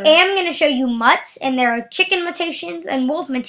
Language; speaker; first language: English; native; English